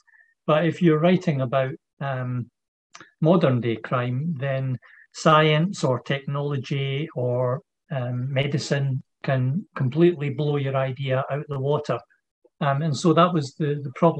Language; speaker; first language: English; native; English